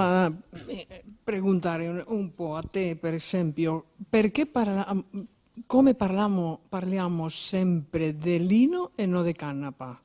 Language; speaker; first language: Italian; non-native, fluent; Spanish